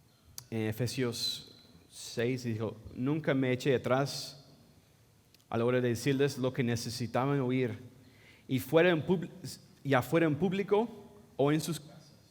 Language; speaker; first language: Spanish; non-native, fluent; English